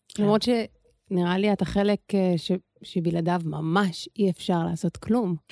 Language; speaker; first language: Hebrew; native; Hebrew